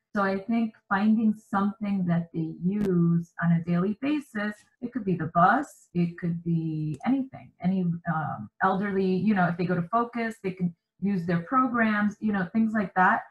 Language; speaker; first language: English; early bilingual, other home language; Spanish